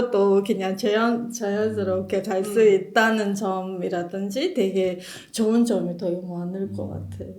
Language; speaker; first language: Korean; non-native, fluent; Mongolian